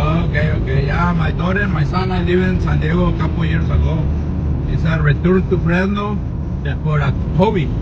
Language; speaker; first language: English; non-native, learner; Spanish